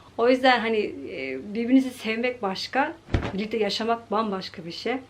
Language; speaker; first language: Turkish; early bilingual, heritage; Turkish